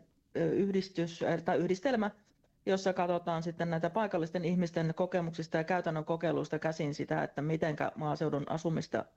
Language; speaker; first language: Finnish; native; Finnish